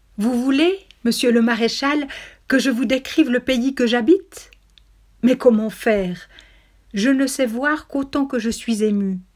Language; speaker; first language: French; native; French